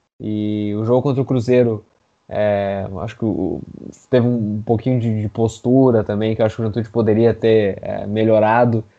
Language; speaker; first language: Portuguese; native; Portuguese